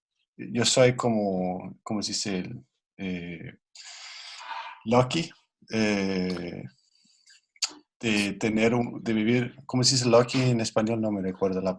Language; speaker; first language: Spanish; non-native, fluent; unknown